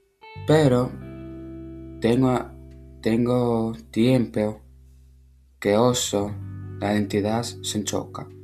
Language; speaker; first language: Spanish; non-native, learner; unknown